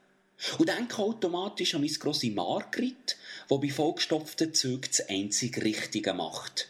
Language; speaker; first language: German; native; German